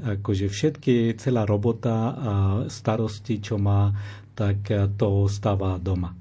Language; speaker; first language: Slovak; non-native, fluent; Spanish